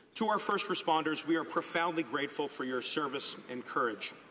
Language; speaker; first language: English; native; English